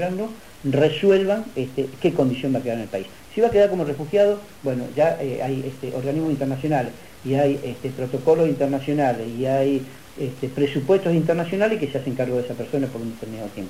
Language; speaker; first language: Spanish; native; Spanish